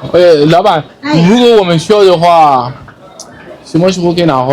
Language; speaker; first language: Chinese; non-native, learner; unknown